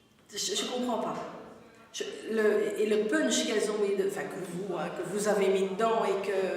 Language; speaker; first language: French; native; French